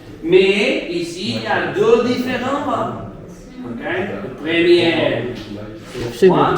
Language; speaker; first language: French; non-native, learner; Portuguese